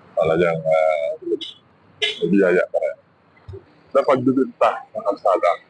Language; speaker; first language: Filipino; native; Filipino